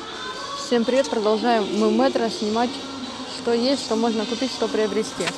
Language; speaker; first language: Russian; non-native, local second language; Ukrainian